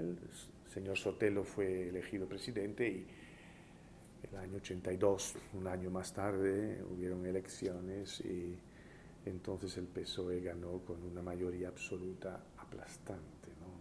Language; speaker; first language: Spanish; early bilingual, heritage; Spanish